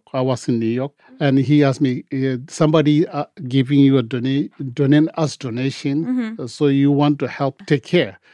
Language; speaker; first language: English; non-native, local second language; Tibetan